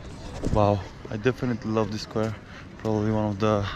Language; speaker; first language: English; non-native, fluent; Macedonian